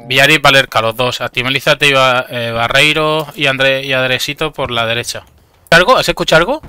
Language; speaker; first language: Spanish; native; Spanish